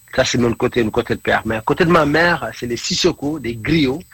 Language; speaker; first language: French; non-native, local second language; Mandingo